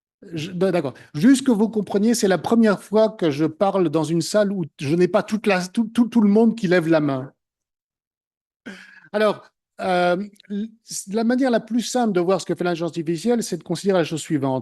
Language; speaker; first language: French; native; French